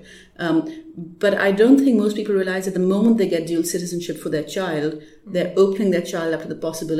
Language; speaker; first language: English; non-native, local second language; Urdu